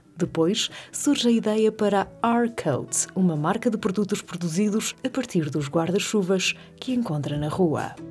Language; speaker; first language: Portuguese; native; Portuguese